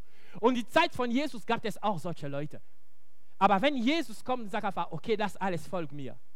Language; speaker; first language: German; non-native, local second language; French